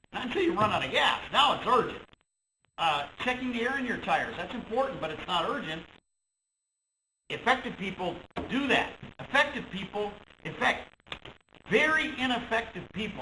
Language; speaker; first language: English; native; English